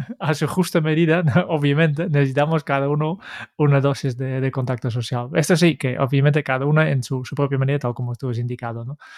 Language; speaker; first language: Spanish; non-native, fluent; Dutch